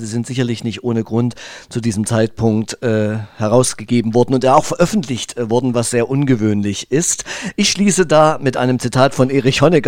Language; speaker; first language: German; native; German